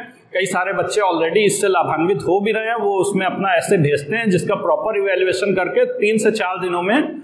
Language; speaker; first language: Hindi; native; Hindi